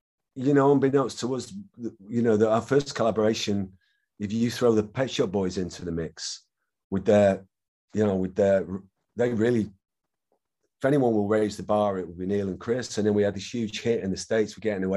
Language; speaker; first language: English; native; English